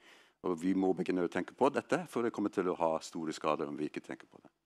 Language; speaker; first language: Norwegian; non-native, fluent; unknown